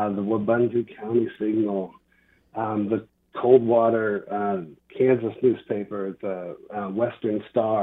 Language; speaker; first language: English; native; English